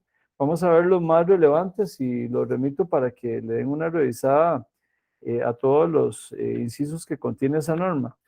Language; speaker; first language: Spanish; native; Spanish